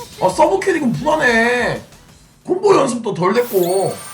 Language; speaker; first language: Korean; native; Korean